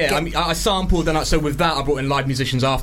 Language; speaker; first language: English; native; English